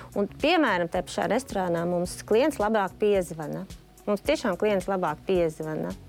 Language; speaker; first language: Latvian; native; Latvian